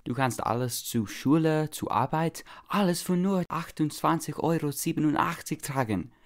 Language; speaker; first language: German; non-native, learner; English